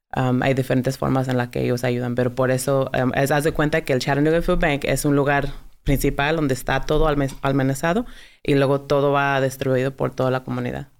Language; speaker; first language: Spanish; early bilingual, heritage; Spanish